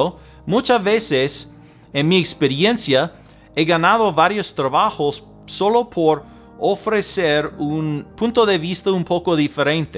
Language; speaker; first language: Spanish; non-native, fluent; English